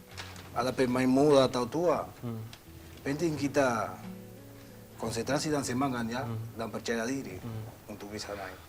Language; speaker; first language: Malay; non-native, learner; Spanish